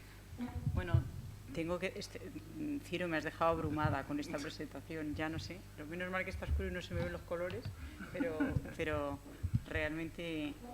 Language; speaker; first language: Spanish; native; Spanish